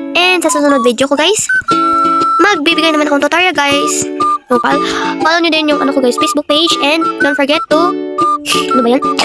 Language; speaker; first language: Filipino; non-native, local second language; Cebuano